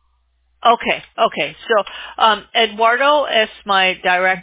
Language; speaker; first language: Spanish; non-native, learner; English